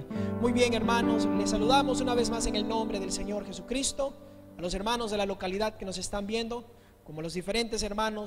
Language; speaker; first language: Spanish; native; Spanish